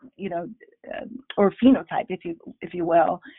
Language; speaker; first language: English; non-native, fluent; Spanish